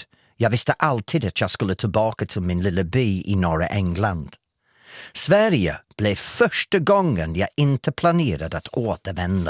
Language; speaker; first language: Swedish; non-native, fluent; English